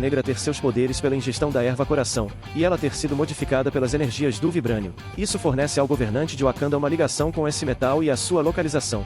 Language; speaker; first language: Portuguese; native; Portuguese